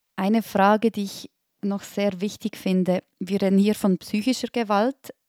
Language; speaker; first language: German; native; German